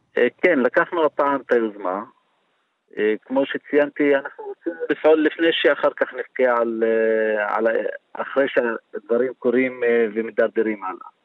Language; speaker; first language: Hebrew; non-native, local second language; Arabic